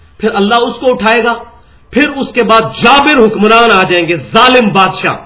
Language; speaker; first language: Urdu; non-native, local second language; Punjabi